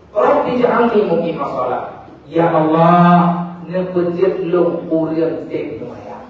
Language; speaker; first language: Malay; non-native, local second language; Achinese